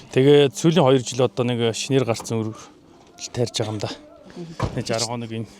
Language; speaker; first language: Mongolian; non-native, local second language; Kazakh